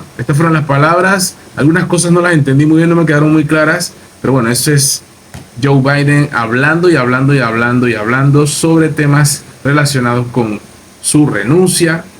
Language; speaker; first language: Spanish; native; Spanish